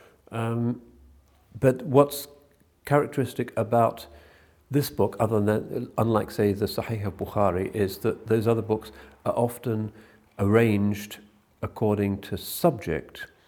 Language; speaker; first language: English; native; English